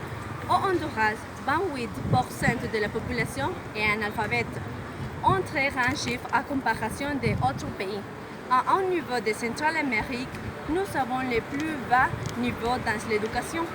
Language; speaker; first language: French; non-native, learner; Spanish